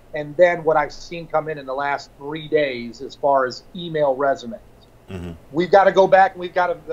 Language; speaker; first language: English; native; English